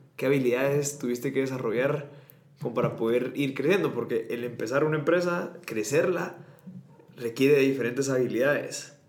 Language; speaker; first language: Spanish; native; Spanish